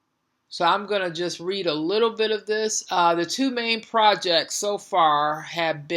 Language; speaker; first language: English; native; English